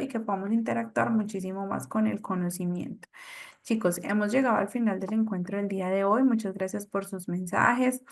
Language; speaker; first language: Spanish; native; Spanish